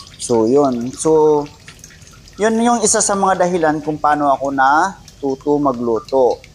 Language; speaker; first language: Filipino; non-native, local second language; Cebuano